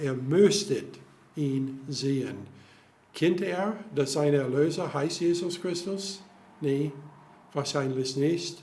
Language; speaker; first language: German; non-native, fluent; English